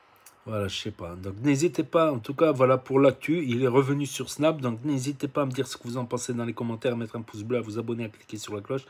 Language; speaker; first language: French; native; French